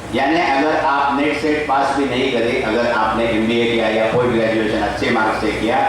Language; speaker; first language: Hindi; non-native, local second language; Marathi